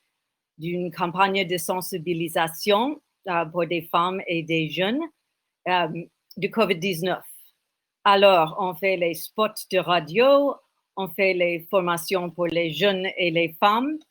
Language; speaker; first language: French; non-native, learner; English